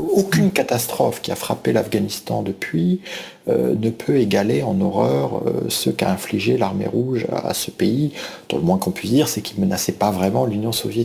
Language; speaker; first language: French; native; French